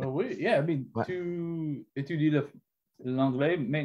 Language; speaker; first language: French; non-native, learner; English